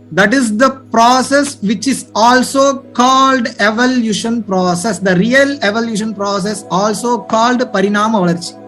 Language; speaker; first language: English; non-native, local second language; Tamil